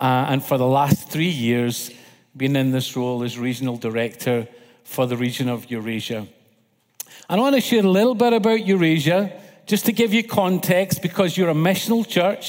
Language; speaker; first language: English; native; English